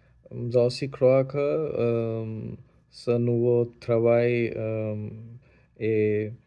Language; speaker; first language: French; non-native, learner; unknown